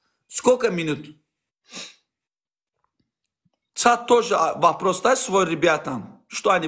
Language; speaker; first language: Russian; non-native, learner; Azerbaijani